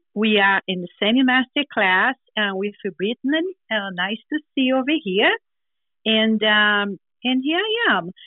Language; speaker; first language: English; non-native, learner; Portuguese